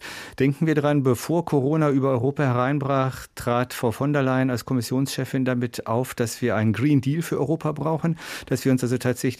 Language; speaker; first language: German; native; German